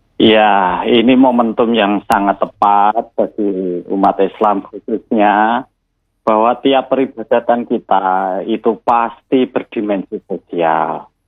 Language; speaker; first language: Malay; non-native, local second language; Javanese